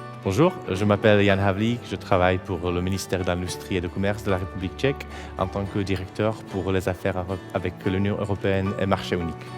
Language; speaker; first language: French; early bilingual, heritage; Czech